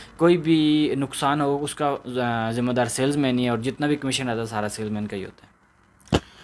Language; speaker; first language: Urdu; non-native, local second language; Punjabi